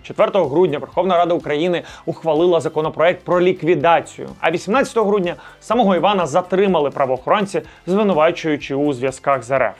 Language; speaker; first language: Ukrainian; native; Ukrainian